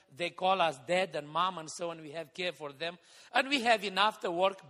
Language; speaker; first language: English; non-native, fluent; Romanian